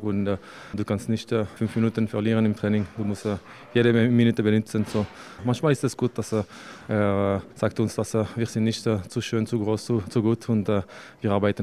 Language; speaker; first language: German; non-native, fluent; French